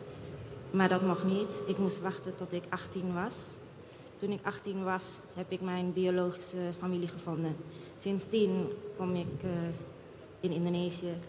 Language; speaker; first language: Dutch; early bilingual, other home language; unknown